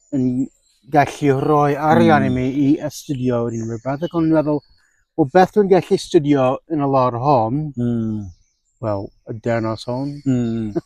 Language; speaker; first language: Welsh; non-native, fluent; English